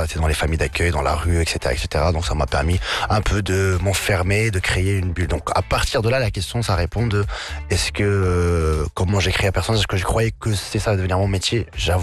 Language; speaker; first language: French; non-native, local second language; Arabic